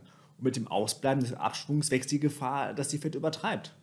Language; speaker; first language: German; native; German